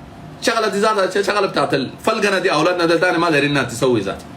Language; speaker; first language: Arabic; native; Arabic